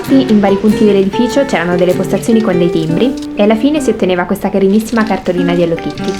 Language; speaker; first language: Italian; native; Italian